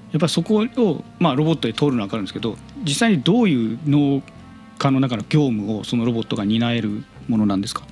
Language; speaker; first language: Japanese; native; Japanese